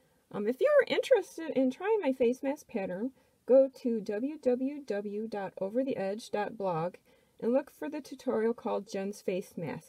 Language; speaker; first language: English; native; English